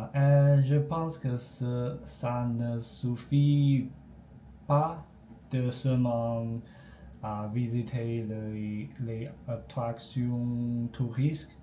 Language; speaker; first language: French; non-native, learner; Chinese